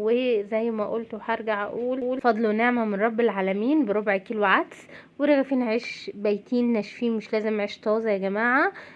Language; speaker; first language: Arabic; native; Arabic